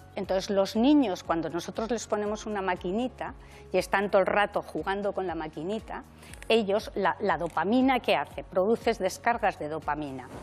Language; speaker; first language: Spanish; native; Spanish